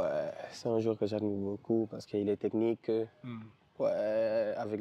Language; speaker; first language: French; non-native, local second language; Wolof